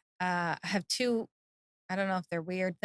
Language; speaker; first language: English; native; English